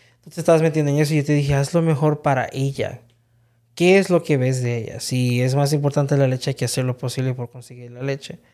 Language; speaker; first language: Spanish; early bilingual, heritage; Spanish